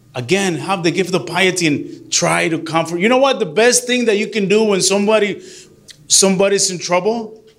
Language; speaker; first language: English; early bilingual, other home language; Spanish